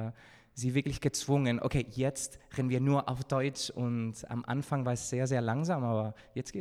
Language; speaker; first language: German; non-native, fluent; Spanish